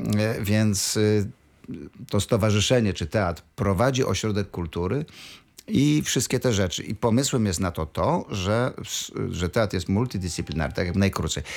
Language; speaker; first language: Polish; native; Polish